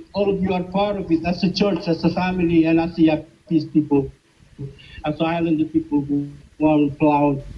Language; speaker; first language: English; non-native, fluent; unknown